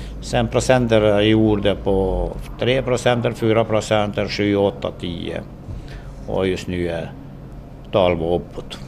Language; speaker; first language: Swedish; non-native, fluent; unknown